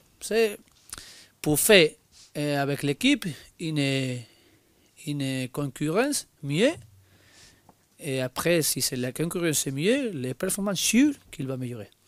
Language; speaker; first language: French; non-native, learner; Spanish